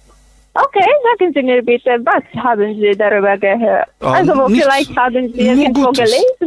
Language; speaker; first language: German; non-native, fluent; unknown